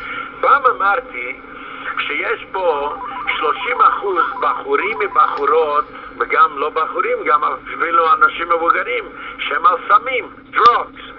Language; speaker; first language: Hebrew; non-native, fluent; Yiddish